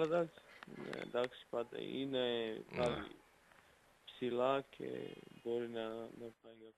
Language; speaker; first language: Greek; non-native, fluent; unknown